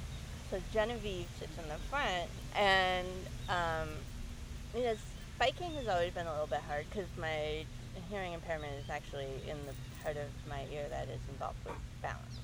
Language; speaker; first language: English; native; English